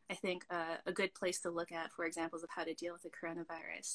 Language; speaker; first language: English; native; English